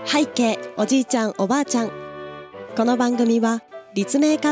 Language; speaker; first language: Japanese; native; Japanese